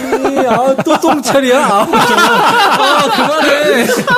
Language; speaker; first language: Korean; native; Korean